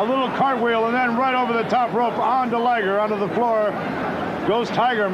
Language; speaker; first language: English; native; English